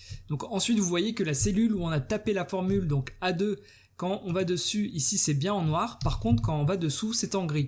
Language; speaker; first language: French; native; French